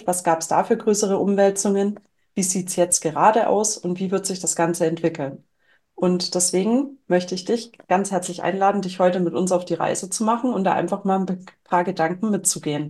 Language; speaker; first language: German; native; German